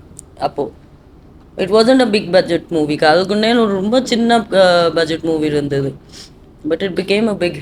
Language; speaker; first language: Tamil; non-native, fluent; Hindi